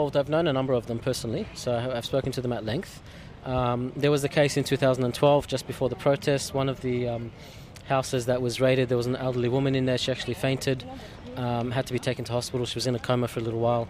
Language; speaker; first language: English; native; English